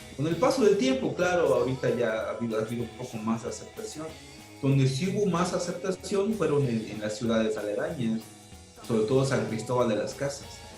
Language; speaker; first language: Spanish; non-native, local second language; Tzotzil